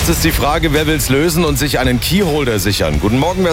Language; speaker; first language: German; native; German